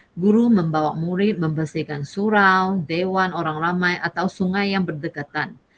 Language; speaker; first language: Malay; non-native, local second language; Chinese